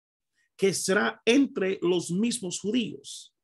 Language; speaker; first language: Spanish; non-native, fluent; English